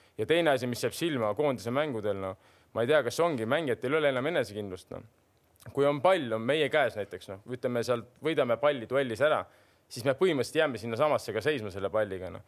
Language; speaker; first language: Estonian; native; Estonian